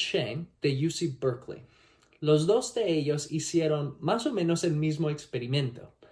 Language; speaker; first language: Spanish; non-native, learner; English